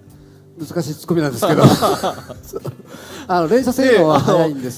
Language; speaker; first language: Japanese; native; Japanese